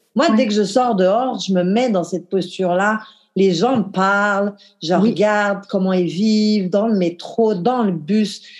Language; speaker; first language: French; native; French